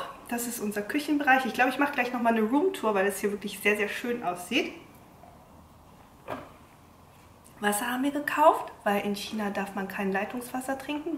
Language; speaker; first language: German; native; German